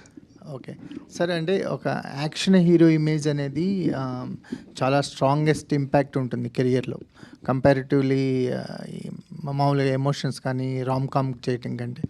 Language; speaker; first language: Telugu; native; Telugu